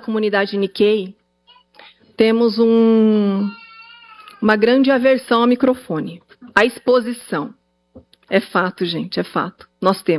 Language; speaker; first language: Portuguese; native; Portuguese